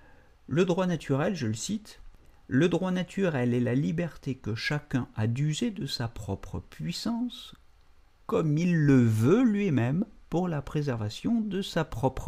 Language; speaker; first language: French; native; French